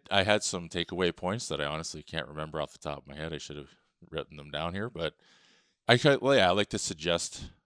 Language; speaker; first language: English; native; English